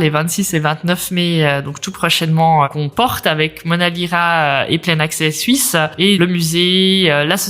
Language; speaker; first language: French; native; French